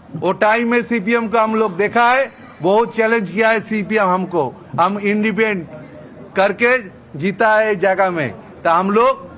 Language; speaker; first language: Hindi; non-native, local second language; Bangla